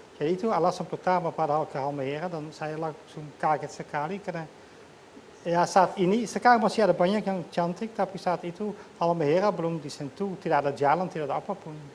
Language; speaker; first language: Indonesian; non-native, fluent; Dutch